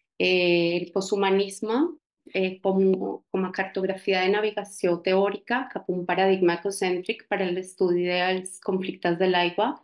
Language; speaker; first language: Catalan; non-native, fluent; Spanish